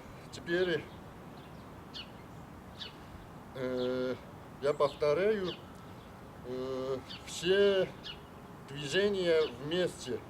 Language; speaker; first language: Russian; non-native, learner; Chinese